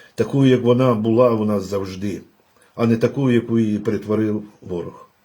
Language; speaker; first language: Ukrainian; native; Ukrainian